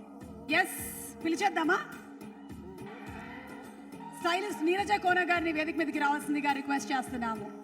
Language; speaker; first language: Telugu; native; Telugu